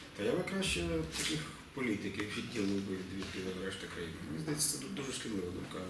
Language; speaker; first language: Ukrainian; native; Ukrainian